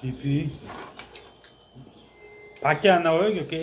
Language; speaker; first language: Korean; non-native, learner; Uzbek